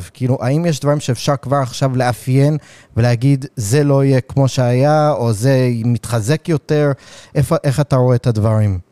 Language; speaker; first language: Hebrew; early bilingual, other home language; English